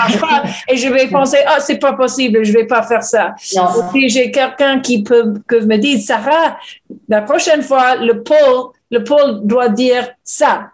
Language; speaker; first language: French; non-native, learner; English